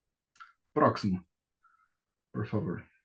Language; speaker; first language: Spanish; non-native, learner; Portuguese